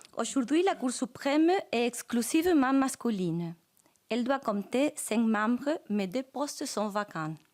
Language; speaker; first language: French; non-native, fluent; Spanish